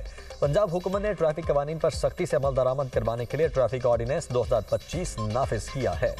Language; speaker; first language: Urdu; native; Urdu